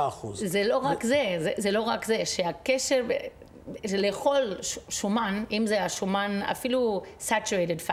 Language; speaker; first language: Hebrew; non-native, fluent; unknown